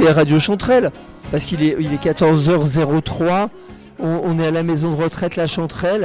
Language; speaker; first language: French; native; French